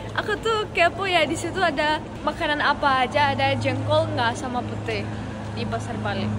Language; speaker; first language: Indonesian; non-native, fluent; Russian